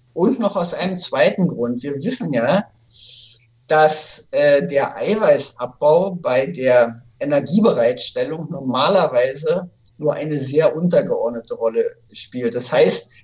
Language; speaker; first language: German; native; German